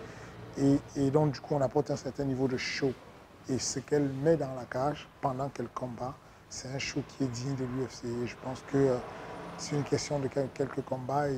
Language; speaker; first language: French; native; French